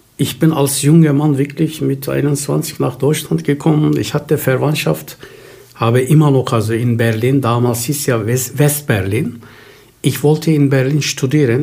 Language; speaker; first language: German; non-native, fluent; Turkish